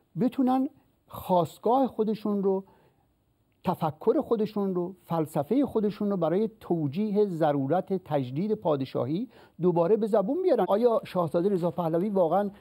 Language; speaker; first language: Persian; native; Persian